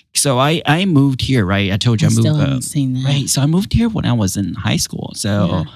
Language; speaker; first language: English; non-native, fluent; Chinese